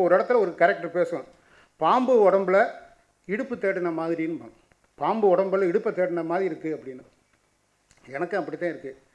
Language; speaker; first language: Tamil; native; Tamil